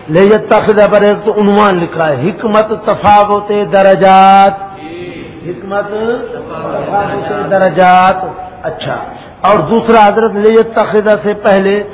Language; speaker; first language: Urdu; non-native, local second language; Saraiki